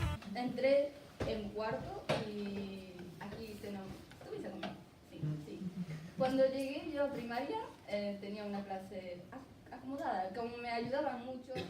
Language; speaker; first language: Spanish; early bilingual, other home language; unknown